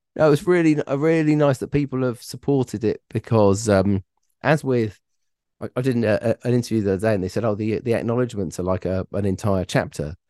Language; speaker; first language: English; native; English